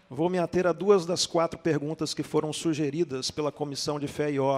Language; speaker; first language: Portuguese; native; Portuguese